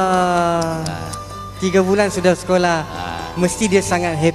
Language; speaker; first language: Malay; native; Malay